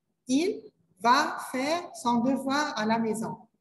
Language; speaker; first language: French; non-native, learner; Arabic